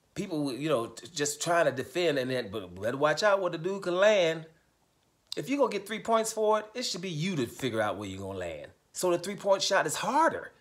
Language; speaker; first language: English; native; English